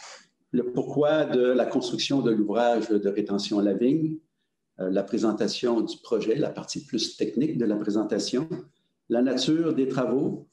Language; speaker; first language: French; native; French